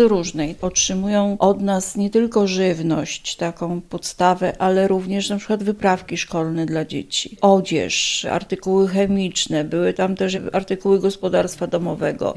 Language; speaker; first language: Polish; native; Polish